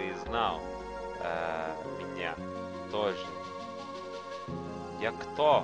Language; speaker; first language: Russian; non-native, learner; English